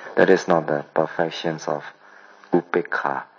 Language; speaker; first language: English; non-native, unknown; Burmese